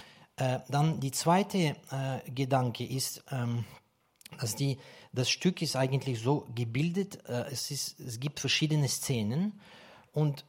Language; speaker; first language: German; non-native, fluent; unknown